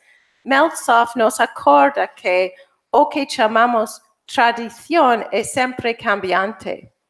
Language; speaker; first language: Galician; non-native, fluent; English